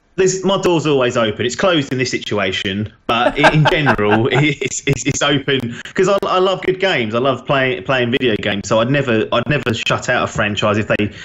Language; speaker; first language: English; native; English